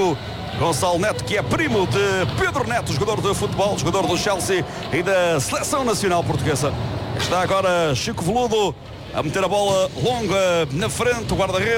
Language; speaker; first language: Portuguese; native; Portuguese